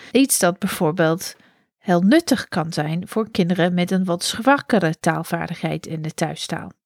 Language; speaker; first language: Dutch; non-native, fluent; English